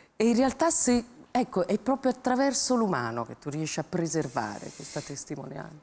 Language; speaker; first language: Italian; native; Italian